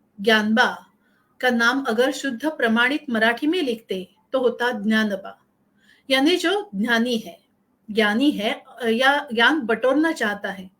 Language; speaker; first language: Hindi; non-native, local second language; Marathi